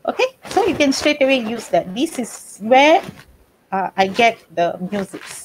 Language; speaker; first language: English; non-native, local second language; Malay